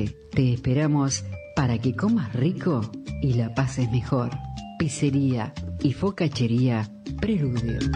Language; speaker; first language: Spanish; native; Spanish